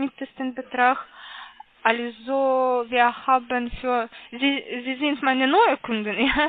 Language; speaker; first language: German; non-native, learner; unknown